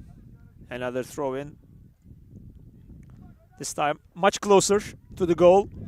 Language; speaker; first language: English; non-native, fluent; Turkish